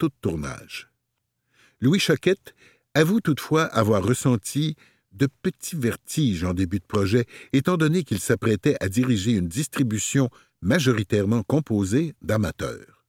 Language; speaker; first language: French; native; French